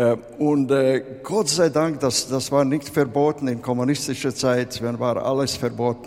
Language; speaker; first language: German; non-native, fluent; Latvian